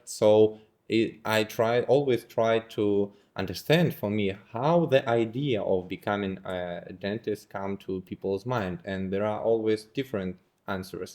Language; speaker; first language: English; non-native, fluent; Russian